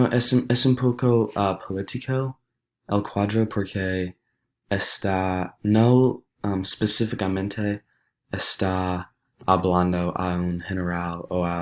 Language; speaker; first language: Spanish; non-native, learner; English